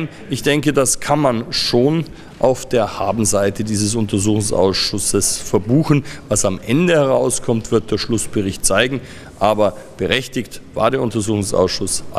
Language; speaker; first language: German; native; German